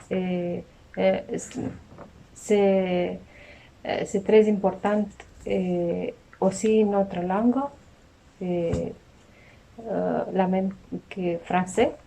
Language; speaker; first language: French; non-native, learner; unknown